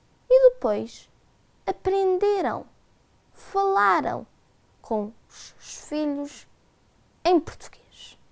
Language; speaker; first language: Portuguese; early bilingual, heritage; Portuguese